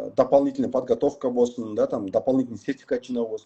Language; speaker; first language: Russian; non-native, local second language; Kazakh